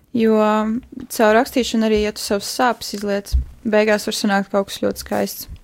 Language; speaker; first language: Latvian; native; Latvian